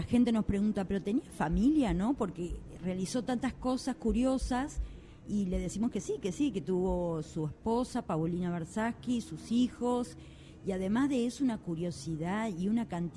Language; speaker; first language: Spanish; native; Spanish